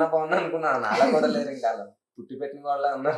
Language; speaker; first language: Telugu; native; Telugu